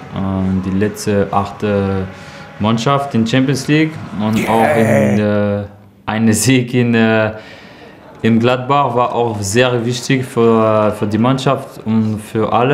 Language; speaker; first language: German; non-native, learner; French